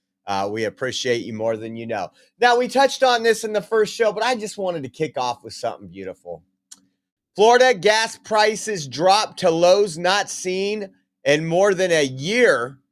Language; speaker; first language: English; native; English